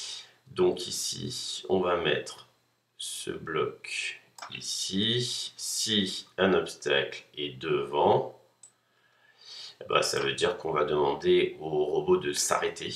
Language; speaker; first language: French; native; French